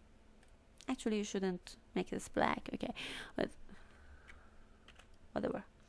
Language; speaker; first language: English; non-native, fluent; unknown